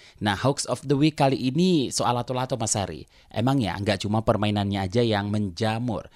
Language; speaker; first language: Indonesian; native; Indonesian